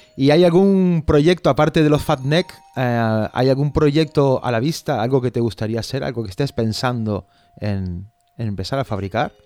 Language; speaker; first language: Spanish; native; Spanish